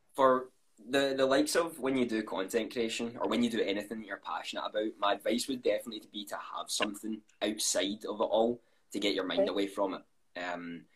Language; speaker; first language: English; native; English